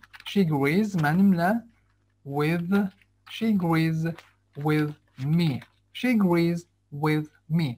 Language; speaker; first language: English; non-native, fluent; Azerbaijani